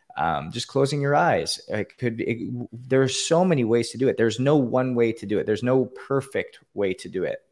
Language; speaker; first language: English; native; English